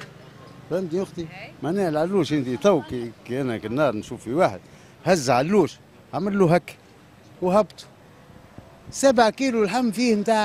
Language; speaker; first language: Arabic; native; Arabic